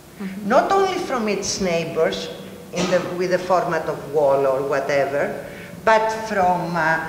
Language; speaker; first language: English; non-native, fluent; Greek